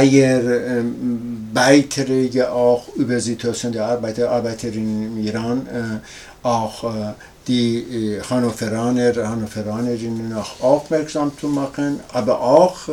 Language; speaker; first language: German; non-native, learner; Persian